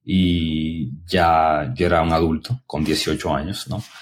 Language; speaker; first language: Spanish; early bilingual, other home language; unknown